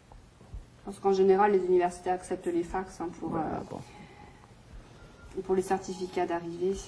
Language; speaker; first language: French; native; French